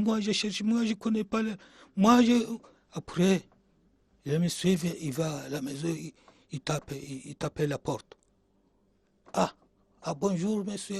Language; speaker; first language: French; non-native, learner; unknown